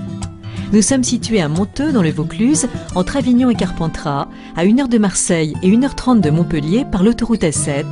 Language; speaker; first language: French; native; French